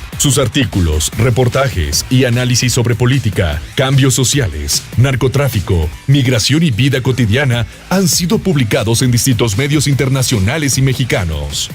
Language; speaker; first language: Spanish; native; Spanish